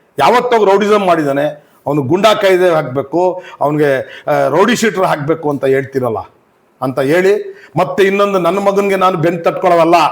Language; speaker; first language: Kannada; non-native, local second language; Urdu